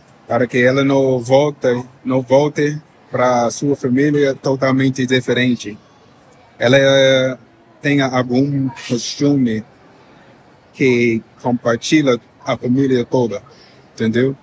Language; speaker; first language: Portuguese; non-native, fluent; English